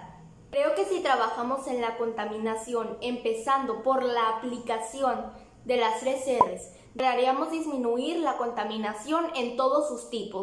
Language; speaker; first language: Spanish; native; Spanish